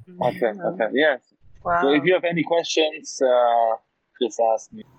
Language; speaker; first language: English; non-native, learner; German